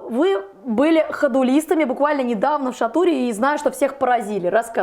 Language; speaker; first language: Russian; native; Russian